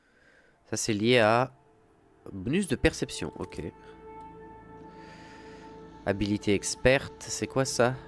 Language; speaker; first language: French; native; French